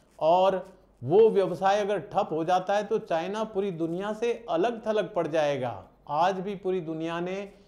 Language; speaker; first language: Hindi; non-native, local second language; Gujarati